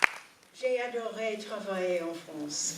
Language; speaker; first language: French; non-native, learner; English